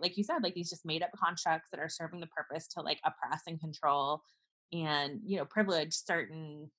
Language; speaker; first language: English; native; English